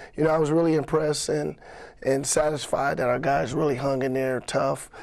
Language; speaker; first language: English; native; English